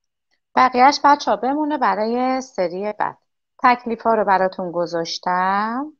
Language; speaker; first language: Persian; native; Persian